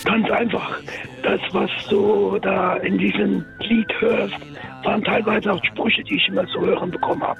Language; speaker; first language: German; non-native, fluent; Turkish